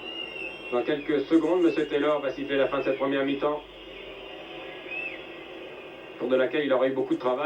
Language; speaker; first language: French; native; French